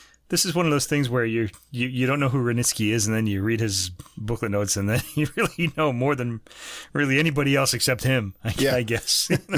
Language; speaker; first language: English; native; English